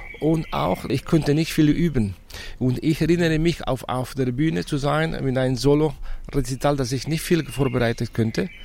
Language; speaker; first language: German; non-native, fluent; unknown